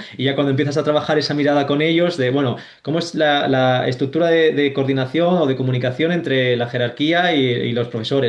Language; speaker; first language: Spanish; native; Spanish